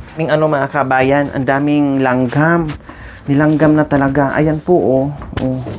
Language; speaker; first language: Filipino; non-native, local second language; Cebuano